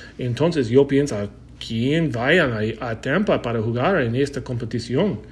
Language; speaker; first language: Spanish; non-native, learner; English